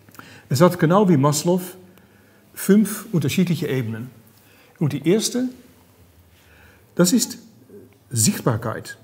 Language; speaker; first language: German; non-native, fluent; Dutch